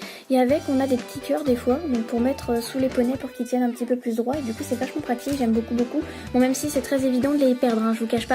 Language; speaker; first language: French; native; French